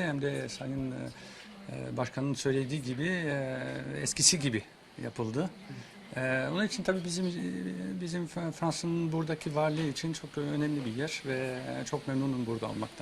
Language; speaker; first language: Turkish; non-native, fluent; French